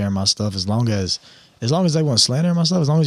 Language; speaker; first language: English; native; English